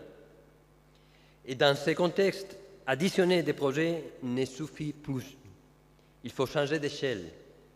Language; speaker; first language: French; non-native, fluent; Spanish